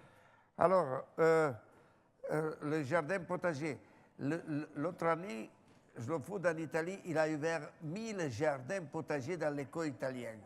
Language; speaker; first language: French; non-native, fluent; Italian